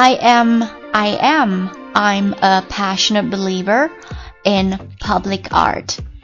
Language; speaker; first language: English; non-native, fluent; Chinese